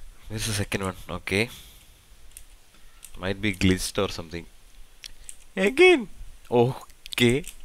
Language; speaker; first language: English; non-native, local second language; Malayalam